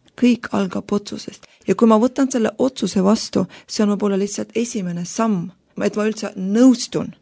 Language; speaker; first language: Estonian; non-native, local second language; Russian